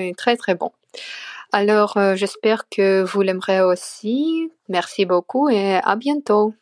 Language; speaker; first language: French; non-native, learner; Russian